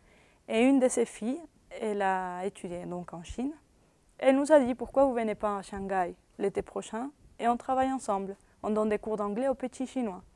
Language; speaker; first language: French; early bilingual, other home language; Spanish